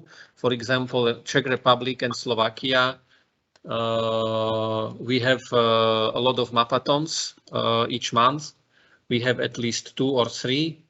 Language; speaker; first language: English; non-native, fluent; Slovak